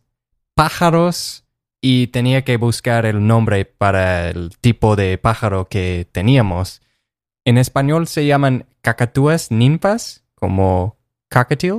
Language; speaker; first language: Spanish; non-native, fluent; English